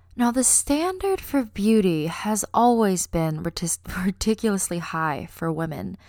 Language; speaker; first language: English; native; English